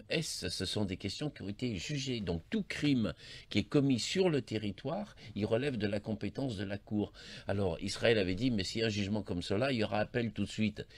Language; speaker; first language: French; native; French